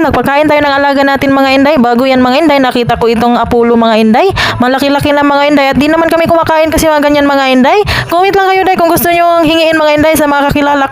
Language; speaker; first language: Filipino; non-native, local second language; Cebuano